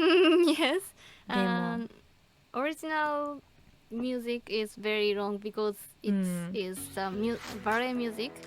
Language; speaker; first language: English; non-native, learner; Japanese